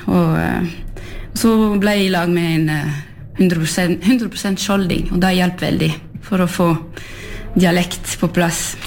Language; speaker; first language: Norwegian; early bilingual, heritage; French